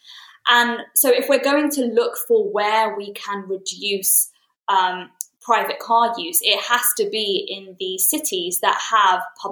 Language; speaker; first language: English; native; English